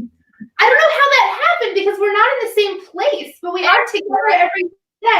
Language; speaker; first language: English; native; English